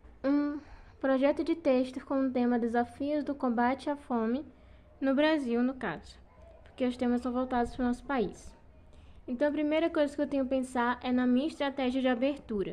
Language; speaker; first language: Portuguese; native; Portuguese